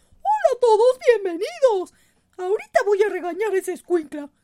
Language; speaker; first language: Spanish; native; Spanish